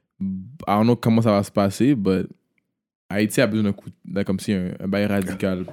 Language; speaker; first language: French; native; French